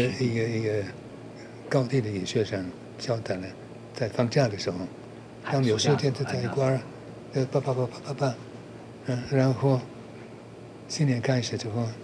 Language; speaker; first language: Chinese; non-native, learner; German